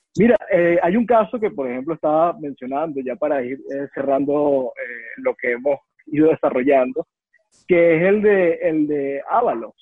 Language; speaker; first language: Spanish; native; Spanish